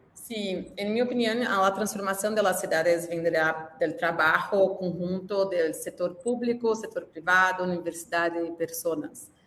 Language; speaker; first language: Spanish; non-native, learner; Portuguese